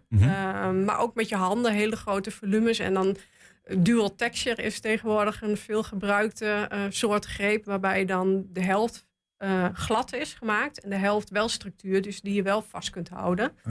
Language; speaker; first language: Dutch; native; Dutch